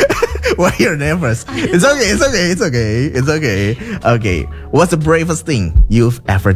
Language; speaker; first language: English; non-native, fluent; Indonesian